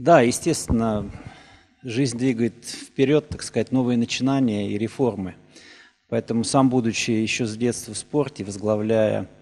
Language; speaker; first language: Russian; native; Russian